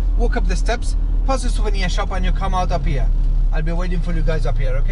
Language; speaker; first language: English; non-native, local second language; Spanish